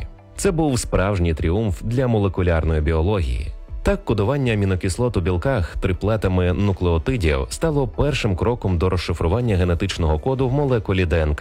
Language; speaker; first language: Ukrainian; native; Ukrainian